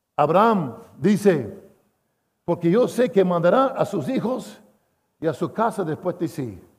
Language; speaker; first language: Spanish; non-native, fluent; English